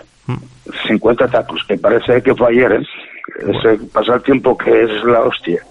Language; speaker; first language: Spanish; native; Spanish